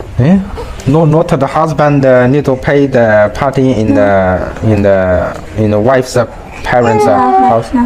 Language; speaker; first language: English; non-native, learner; Chinese